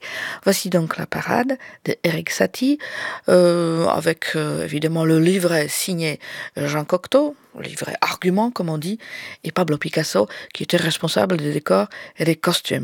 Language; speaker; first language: French; native; French